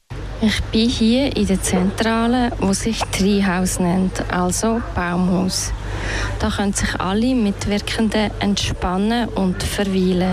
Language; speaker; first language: German; native; German